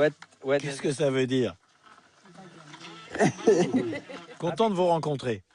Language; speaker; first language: French; native; French